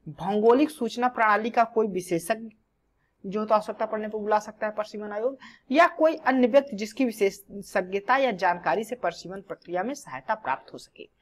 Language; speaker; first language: Hindi; native; Hindi